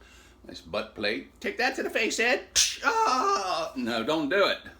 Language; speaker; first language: English; native; English